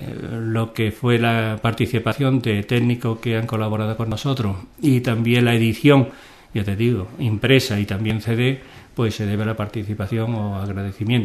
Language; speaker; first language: Spanish; native; Spanish